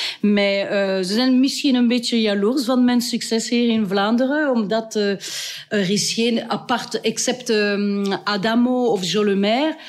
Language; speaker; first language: Dutch; non-native, local second language; French